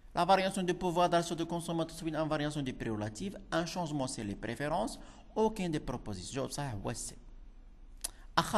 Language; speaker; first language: French; non-native, local second language; Arabic